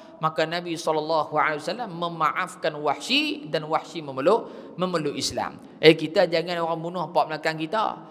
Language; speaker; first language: Malay; native; Malay